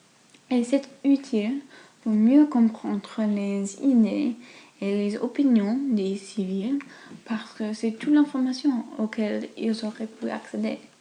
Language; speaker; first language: French; non-native, fluent; English